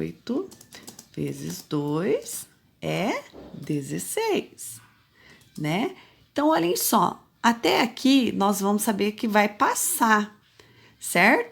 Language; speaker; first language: Portuguese; native; Portuguese